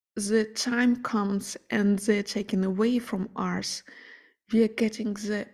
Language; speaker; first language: English; non-native, fluent; Ukrainian